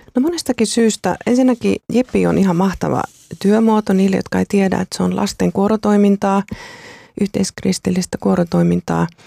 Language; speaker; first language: Finnish; native; Finnish